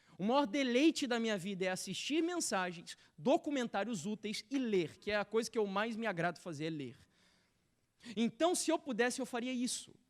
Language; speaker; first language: Portuguese; native; Portuguese